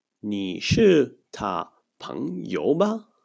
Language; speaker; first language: Chinese; non-native, fluent; Hebrew